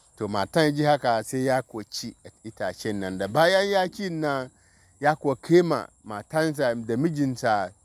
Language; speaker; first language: Hausa; non-native, local second language; Dyula